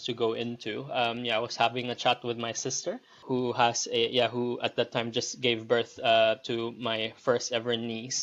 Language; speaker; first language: English; non-native, local second language; Filipino